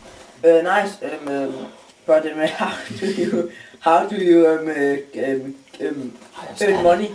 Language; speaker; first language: English; non-native, learner; Danish